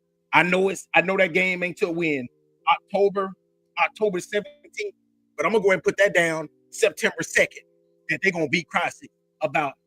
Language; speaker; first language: English; native; English